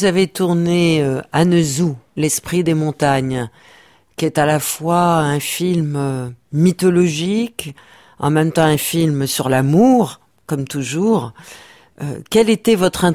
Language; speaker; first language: French; native; French